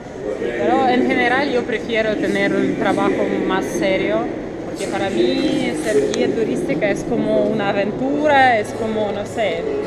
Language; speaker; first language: Spanish; non-native, fluent; Russian